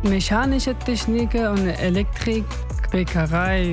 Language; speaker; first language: German; non-native, learner; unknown